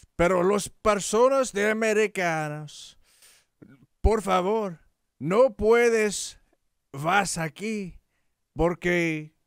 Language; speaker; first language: Spanish; non-native, learner; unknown